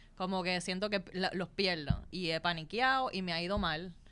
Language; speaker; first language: Spanish; native; Spanish